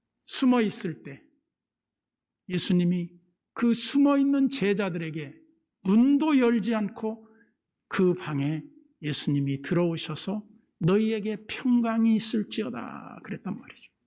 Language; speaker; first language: Korean; native; Korean